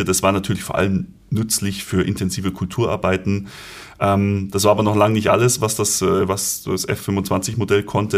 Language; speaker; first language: German; native; German